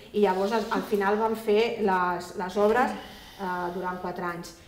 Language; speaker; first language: Catalan; non-native, local second language; Spanish